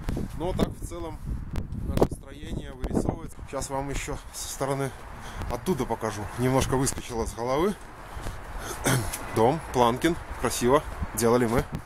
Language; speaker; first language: Russian; native; Russian